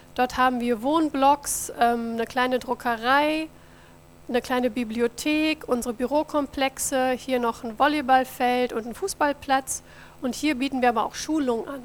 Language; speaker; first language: German; native; German